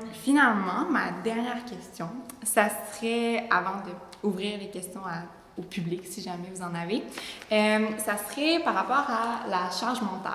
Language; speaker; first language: French; native; French